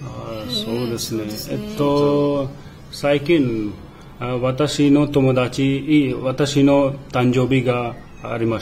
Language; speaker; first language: Japanese; non-native, learner; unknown